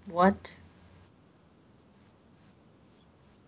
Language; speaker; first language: English; non-native, learner; Bashkir